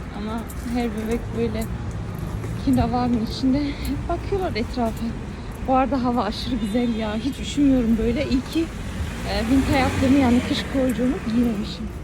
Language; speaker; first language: Turkish; early bilingual, heritage; Turkish